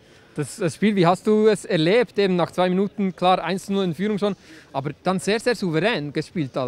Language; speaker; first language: German; native; German